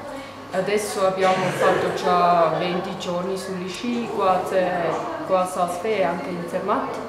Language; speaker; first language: Italian; non-native, learner; German